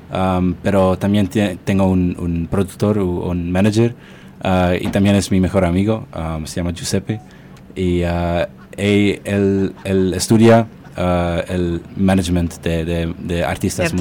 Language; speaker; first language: Spanish; early bilingual, heritage; Spanish